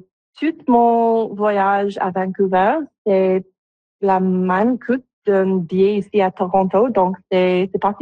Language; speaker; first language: French; non-native, local second language; English